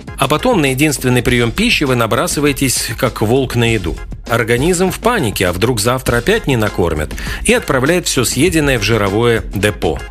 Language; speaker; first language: Russian; native; Russian